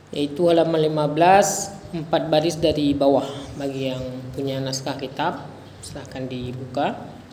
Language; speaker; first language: Indonesian; non-native, local second language; Achinese